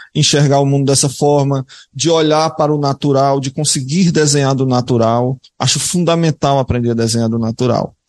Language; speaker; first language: Portuguese; native; Portuguese